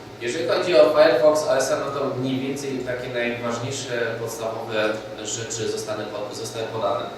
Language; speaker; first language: Polish; native; Polish